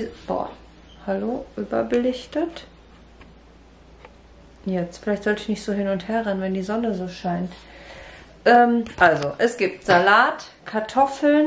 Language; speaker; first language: German; native; German